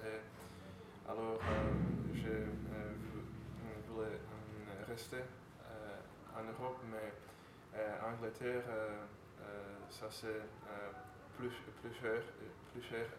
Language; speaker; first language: French; non-native, learner; Slovak